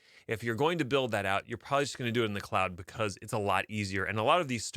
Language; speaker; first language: English; native; English